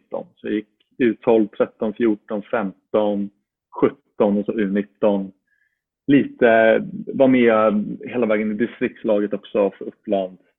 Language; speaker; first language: Swedish; native; Swedish